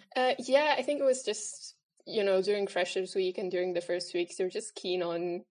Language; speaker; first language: English; non-native, fluent; Italian